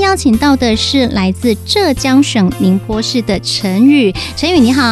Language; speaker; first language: Chinese; native; Chinese